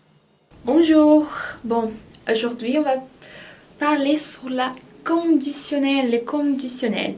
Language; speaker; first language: French; non-native, fluent; Portuguese